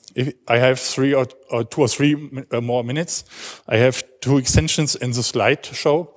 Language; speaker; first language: English; non-native, learner; German